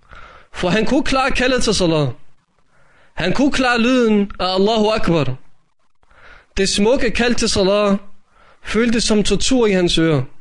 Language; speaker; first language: Danish; native; Danish